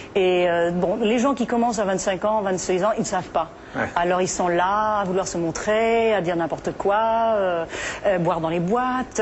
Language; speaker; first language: French; non-native, fluent; English